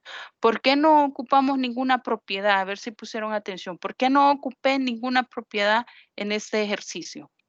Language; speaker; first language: Spanish; native; Spanish